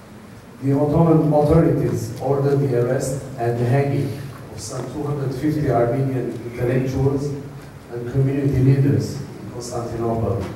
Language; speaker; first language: English; non-native, fluent; Armenian